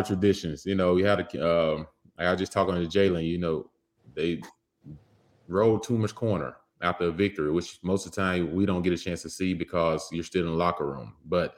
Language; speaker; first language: English; native; English